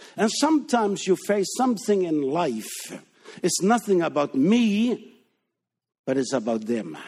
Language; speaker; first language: English; non-native, fluent; Danish